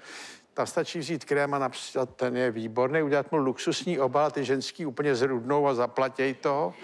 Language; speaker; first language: Czech; native; Czech